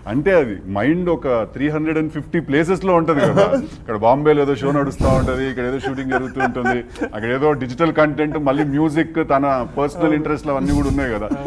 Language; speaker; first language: Telugu; native; Telugu